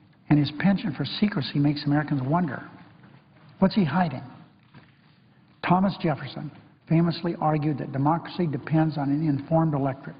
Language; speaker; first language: English; native; English